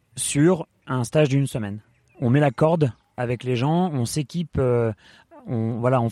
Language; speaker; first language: French; native; French